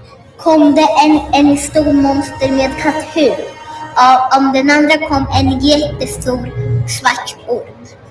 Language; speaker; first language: Swedish; non-native, learner; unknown